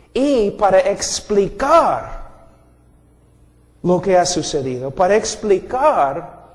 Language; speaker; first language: Spanish; non-native, fluent; English